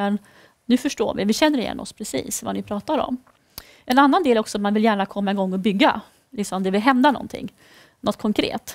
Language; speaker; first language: Swedish; native; Swedish